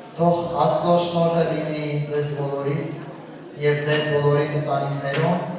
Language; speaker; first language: Armenian; non-native, local second language; Assyrian Neo-Aramaic